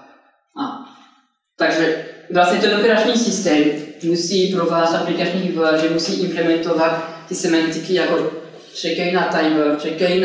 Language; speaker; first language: Czech; non-native, fluent; French